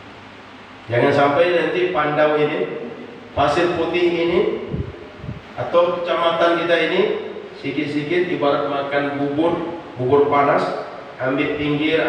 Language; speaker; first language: Indonesian; non-native, local second language; Malay